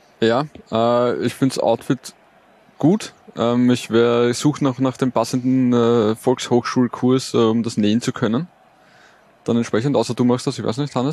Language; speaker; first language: German; native; German